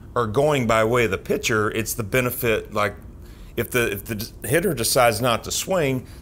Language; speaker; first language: English; native; English